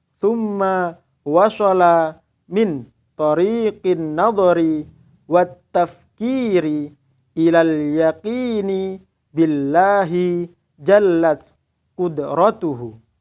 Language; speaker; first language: Arabic; non-native, fluent; Indonesian